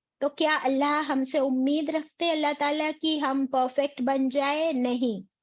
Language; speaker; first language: Urdu; native; Urdu